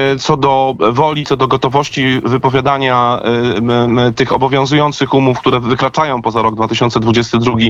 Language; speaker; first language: Polish; native; Polish